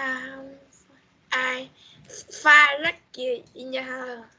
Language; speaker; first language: English; non-native, learner; Vietnamese